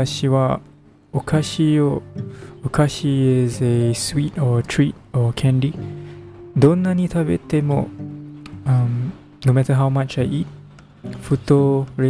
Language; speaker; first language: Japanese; non-native, learner; English